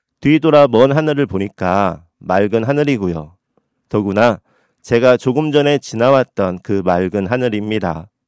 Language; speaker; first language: Korean; native; Korean